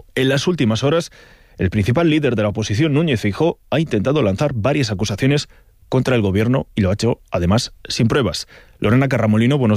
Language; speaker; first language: Spanish; native; Spanish